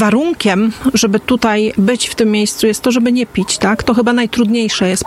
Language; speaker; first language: Polish; native; Polish